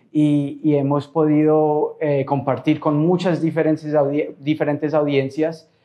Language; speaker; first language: Spanish; early bilingual, heritage; Spanish